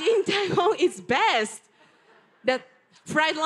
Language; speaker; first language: English; non-native, learner; Japanese